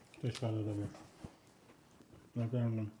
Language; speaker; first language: Polish; non-native, learner; Turkish